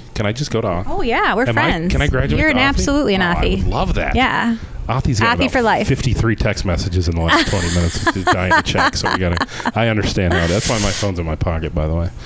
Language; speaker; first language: English; native; English